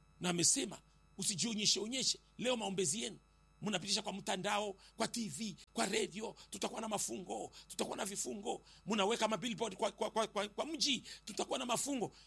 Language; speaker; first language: Swahili; native; Swahili